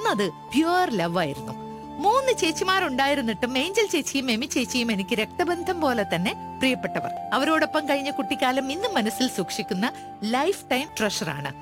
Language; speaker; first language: Malayalam; native; Malayalam